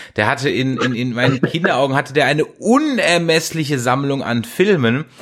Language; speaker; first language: German; native; German